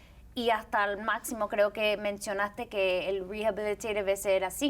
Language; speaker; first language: Spanish; early bilingual, heritage; Spanish